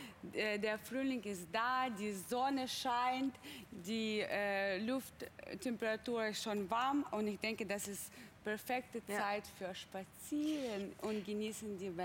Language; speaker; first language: German; non-native, fluent; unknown